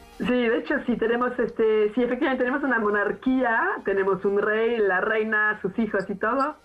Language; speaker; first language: Spanish; non-native, fluent; French